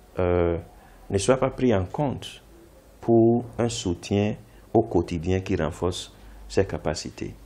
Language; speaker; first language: French; non-native, local second language; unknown